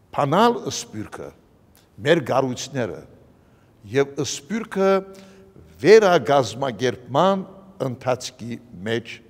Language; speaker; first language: Armenian; early bilingual, heritage; Armenian